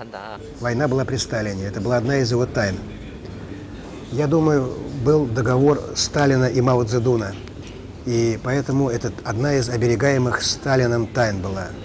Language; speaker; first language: Russian; native; Russian